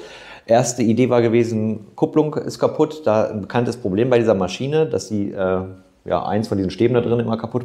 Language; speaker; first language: German; native; German